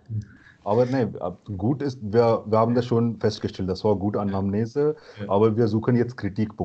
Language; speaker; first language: German; non-native, fluent; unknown